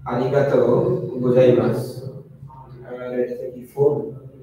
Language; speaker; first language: Japanese; non-native, learner; Bangla